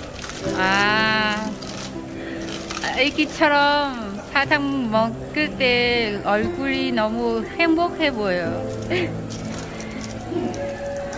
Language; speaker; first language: Korean; non-native, learner; Vietnamese